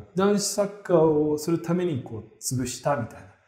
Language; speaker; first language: Japanese; early bilingual, heritage; Japanese